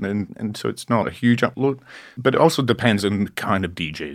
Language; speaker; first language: English; native; English